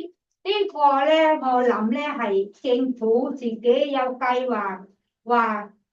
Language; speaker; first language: Cantonese; non-native, fluent; Thai